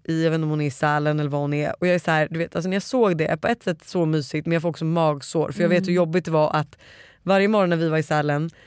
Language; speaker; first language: Swedish; native; Swedish